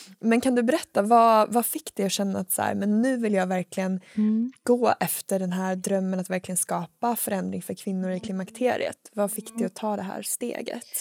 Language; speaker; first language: Swedish; native; Swedish